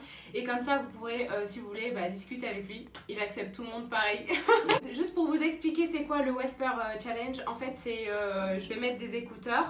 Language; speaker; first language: French; native; French